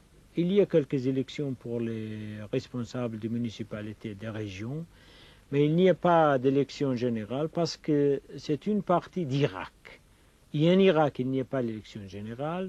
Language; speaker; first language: French; non-native, fluent; Kurdish